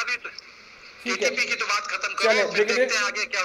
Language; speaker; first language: Hindi; native; Hindi